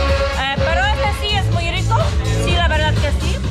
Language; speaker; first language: Spanish; non-native, fluent; Portuguese